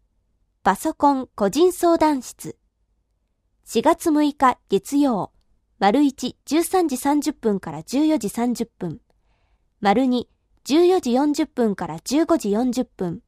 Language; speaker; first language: Japanese; native; Japanese